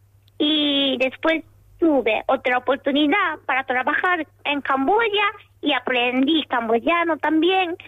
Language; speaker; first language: Spanish; non-native, learner; Japanese